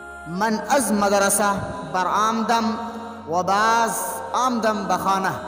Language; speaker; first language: Persian; non-native, learner; Urdu